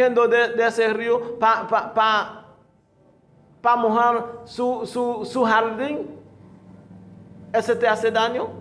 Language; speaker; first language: Spanish; non-native, fluent; Haitian Creole